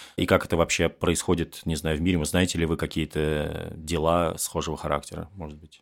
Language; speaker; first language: Russian; native; Russian